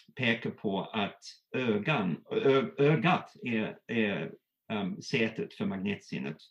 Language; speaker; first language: Swedish; non-native, fluent; English